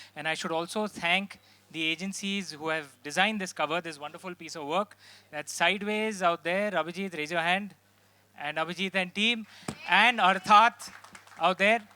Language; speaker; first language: English; non-native, local second language; Hindi